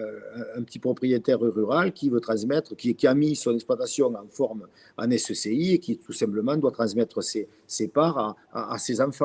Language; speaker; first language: French; native; French